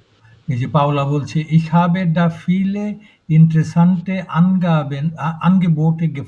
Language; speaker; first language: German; non-native, fluent; Bangla